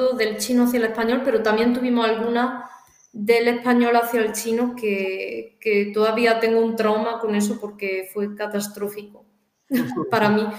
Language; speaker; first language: Spanish; native; Spanish